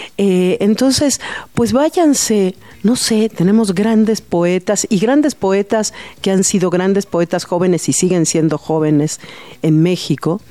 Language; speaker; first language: Spanish; native; Spanish